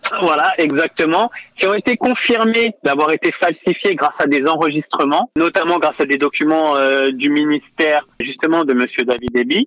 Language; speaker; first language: French; native; French